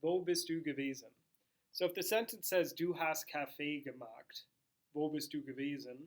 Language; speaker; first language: German; non-native, fluent; English